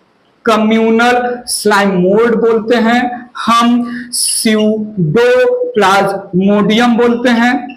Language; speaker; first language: Hindi; native; Hindi